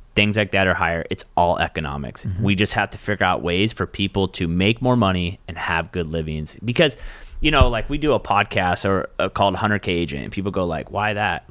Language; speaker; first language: English; native; English